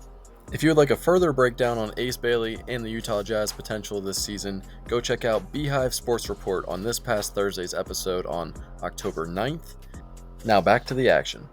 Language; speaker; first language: English; native; English